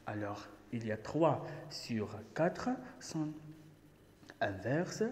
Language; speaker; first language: French; non-native, local second language; Arabic